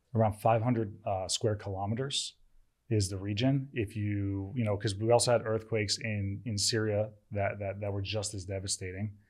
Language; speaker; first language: English; early bilingual, other home language; Turkish